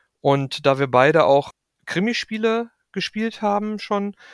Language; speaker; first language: German; native; German